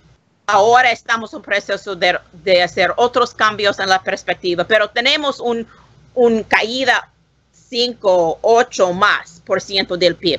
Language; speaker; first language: Spanish; non-native, learner; English